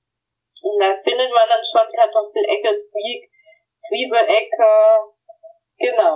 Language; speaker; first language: German; native; German